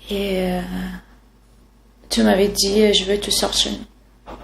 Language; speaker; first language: French; non-native, fluent; Italian